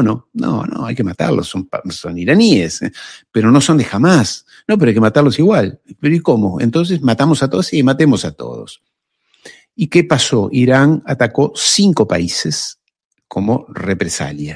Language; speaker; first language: Spanish; native; Spanish